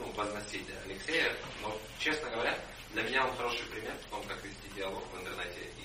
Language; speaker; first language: Russian; native; Russian